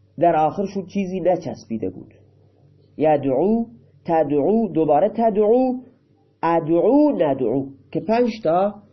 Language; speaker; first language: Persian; non-native, local second language; Baluchi